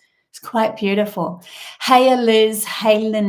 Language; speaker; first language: English; native; English